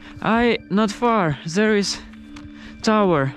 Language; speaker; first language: English; non-native, learner; Russian